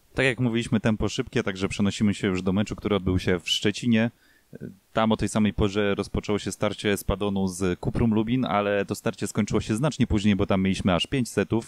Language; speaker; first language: Polish; native; Polish